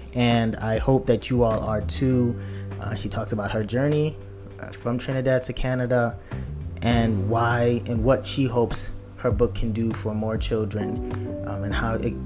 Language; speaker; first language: English; early bilingual, other home language; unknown